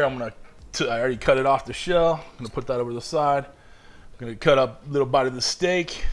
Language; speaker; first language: English; native; English